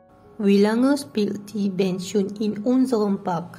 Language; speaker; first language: German; non-native, learner; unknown